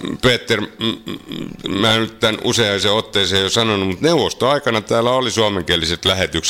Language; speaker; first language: Finnish; native; Finnish